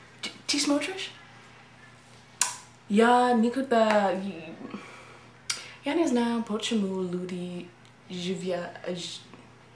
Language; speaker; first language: Russian; non-native, learner; English